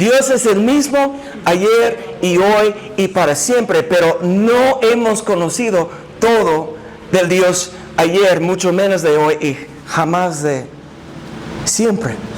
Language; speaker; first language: Spanish; non-native, fluent; English